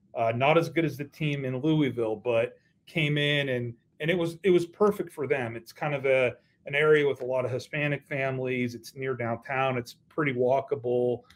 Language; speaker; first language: English; native; English